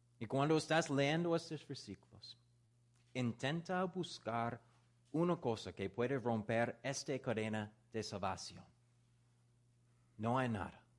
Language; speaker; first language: Spanish; non-native, learner; English